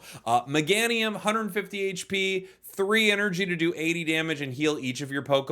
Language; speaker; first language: English; native; English